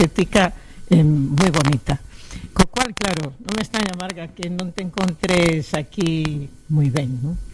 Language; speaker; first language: Galician; native; Galician